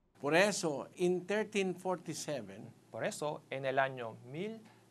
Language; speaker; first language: Spanish; non-native, fluent; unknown